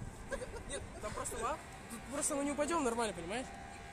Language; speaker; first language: Russian; native; Russian